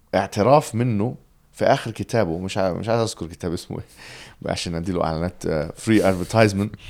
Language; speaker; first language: Arabic; early bilingual, heritage; Arabic